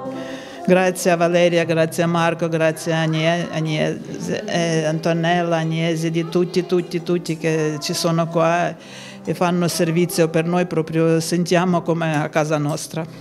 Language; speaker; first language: Italian; non-native, learner; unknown